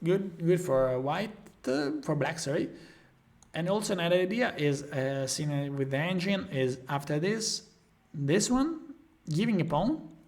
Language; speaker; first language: English; non-native, fluent; Italian